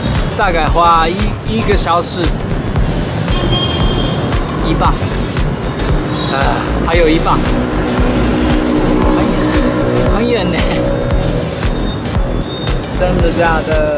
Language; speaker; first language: Chinese; non-native, learner; Japanese